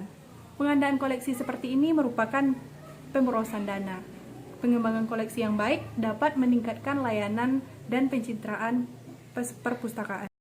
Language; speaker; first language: Indonesian; native; Indonesian